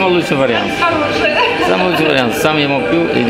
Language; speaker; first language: Russian; non-native, learner; Dutch